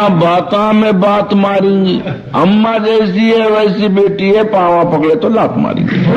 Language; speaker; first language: Urdu; native; Urdu